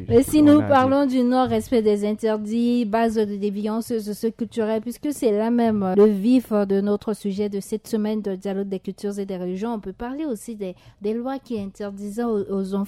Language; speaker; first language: French; non-native, local second language; Sango